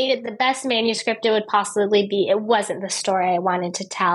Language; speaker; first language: English; native; English